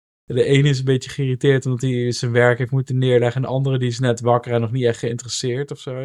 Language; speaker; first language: Dutch; native; Dutch